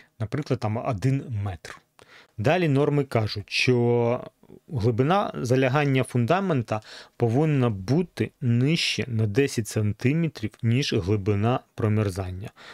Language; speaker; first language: Ukrainian; non-native, local second language; Russian